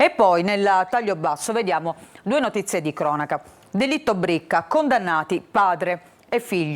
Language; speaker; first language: Italian; native; Italian